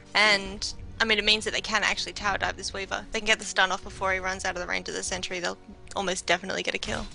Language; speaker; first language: English; native; English